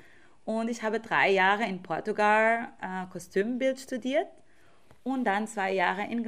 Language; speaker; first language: German; non-native, fluent; Portuguese